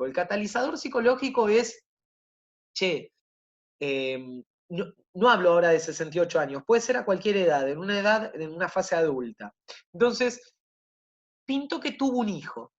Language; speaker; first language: Spanish; native; Spanish